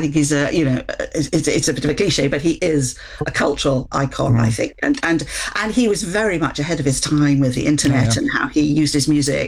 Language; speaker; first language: English; native; English